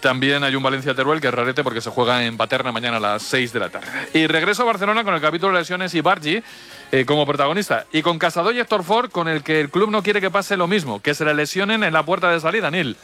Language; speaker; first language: Spanish; native; Spanish